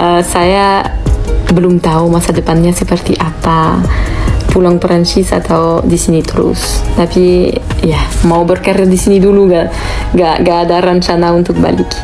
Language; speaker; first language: Indonesian; non-native, fluent; French